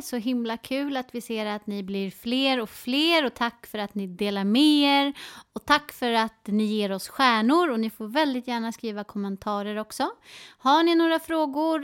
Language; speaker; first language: Swedish; non-native, learner; Spanish